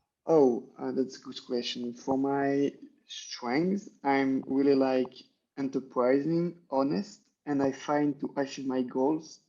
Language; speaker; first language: English; non-native, learner; French